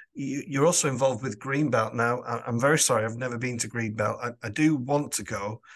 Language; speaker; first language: English; native; English